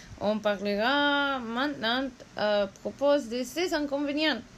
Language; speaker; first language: French; non-native, learner; Spanish